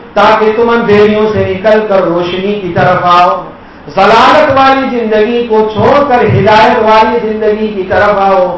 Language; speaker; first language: Urdu; non-native, local second language; Gujarati